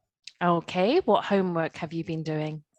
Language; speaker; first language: English; native; English